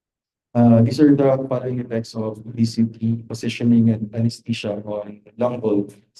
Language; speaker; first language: English; non-native, local second language; Filipino